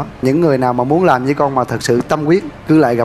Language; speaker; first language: Vietnamese; native; Vietnamese